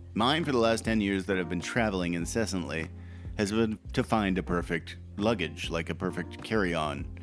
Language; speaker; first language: English; native; English